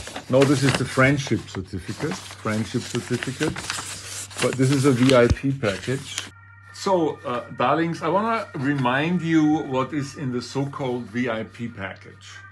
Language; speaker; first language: English; non-native, fluent; German